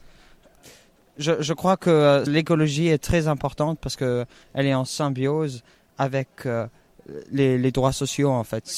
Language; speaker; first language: French; non-native, fluent; German